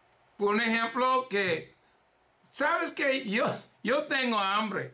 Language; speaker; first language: Spanish; early bilingual, heritage; English